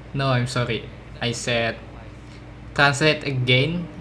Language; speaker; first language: English; non-native, learner; Indonesian